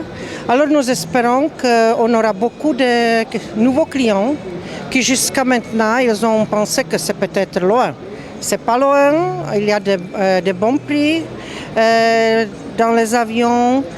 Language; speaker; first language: French; non-native, fluent; Czech